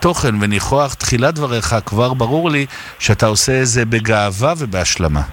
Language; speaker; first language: Hebrew; native; Hebrew